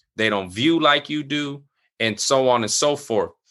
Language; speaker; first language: English; native; English